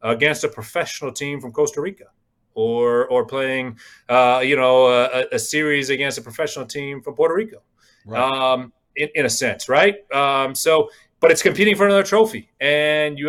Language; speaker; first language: English; native; English